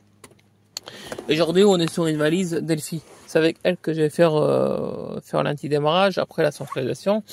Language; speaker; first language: French; native; French